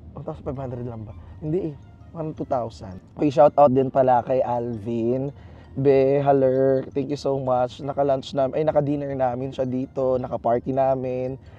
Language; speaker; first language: Filipino; native; Filipino